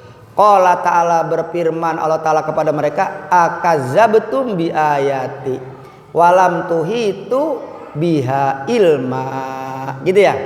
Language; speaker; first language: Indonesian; native; Indonesian